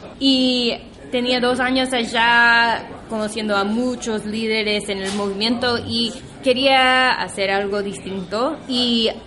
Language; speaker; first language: Spanish; non-native, fluent; English